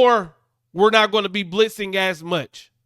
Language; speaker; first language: English; native; English